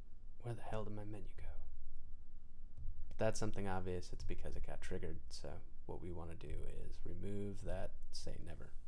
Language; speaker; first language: English; native; English